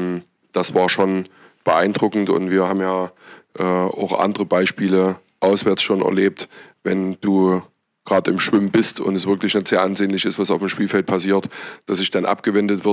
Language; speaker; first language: German; native; German